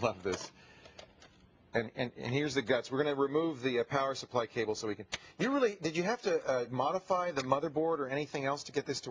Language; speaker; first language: English; native; English